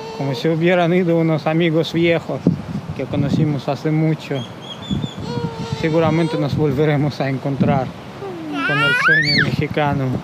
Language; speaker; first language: Spanish; non-native, fluent; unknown